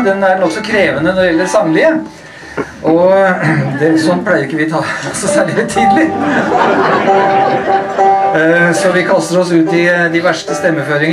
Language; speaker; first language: Norwegian; native; Norwegian